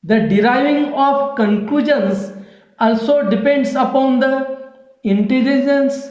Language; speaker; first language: English; non-native, local second language; Marathi